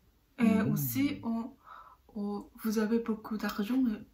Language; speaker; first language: French; non-native, learner; Korean